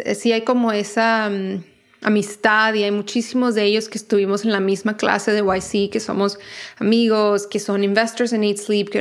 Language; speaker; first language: Spanish; native; Spanish